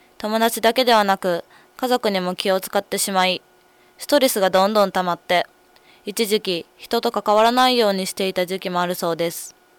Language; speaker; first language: Japanese; native; Japanese